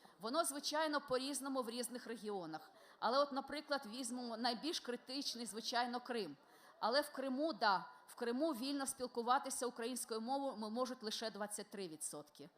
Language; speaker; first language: Ukrainian; non-native, local second language; Russian